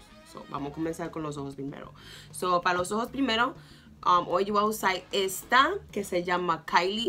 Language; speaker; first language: Spanish; early bilingual, heritage; English